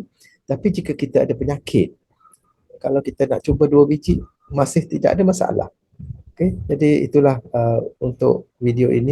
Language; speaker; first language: Malay; native; Malay